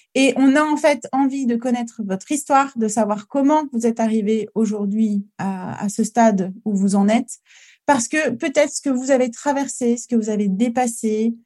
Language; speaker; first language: French; native; French